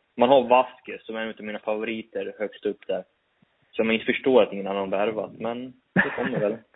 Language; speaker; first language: Swedish; native; Swedish